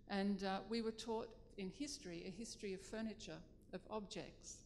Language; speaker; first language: English; native; English